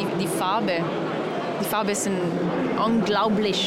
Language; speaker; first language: German; non-native, learner; English